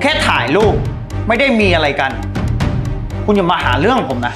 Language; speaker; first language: Thai; native; Thai